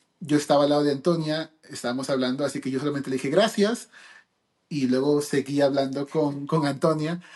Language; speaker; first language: Spanish; early bilingual, heritage; Spanish